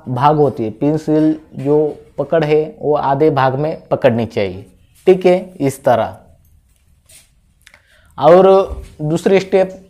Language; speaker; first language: Hindi; non-native, local second language; Marathi